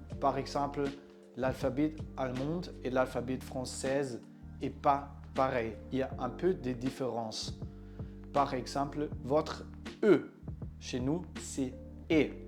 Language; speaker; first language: French; non-native, fluent; German